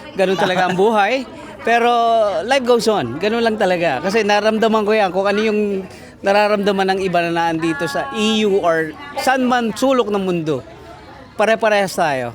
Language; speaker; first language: Filipino; native; Filipino